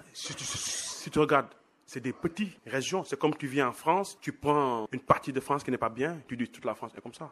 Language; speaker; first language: French; non-native, local second language; Wolof